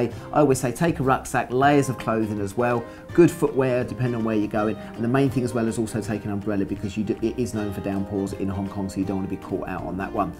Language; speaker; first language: English; native; English